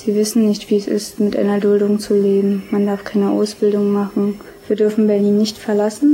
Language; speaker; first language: German; early bilingual, other home language; Albanian